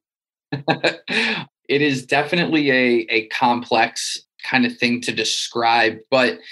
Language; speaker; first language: English; native; English